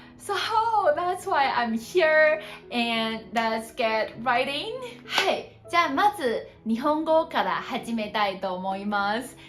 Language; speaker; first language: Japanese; non-native, fluent; Chinese